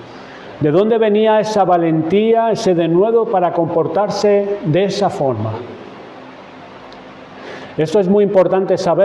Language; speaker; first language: Spanish; native; Spanish